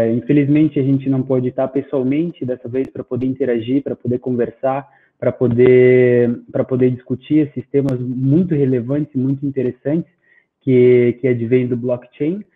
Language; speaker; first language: Portuguese; non-native, fluent; Spanish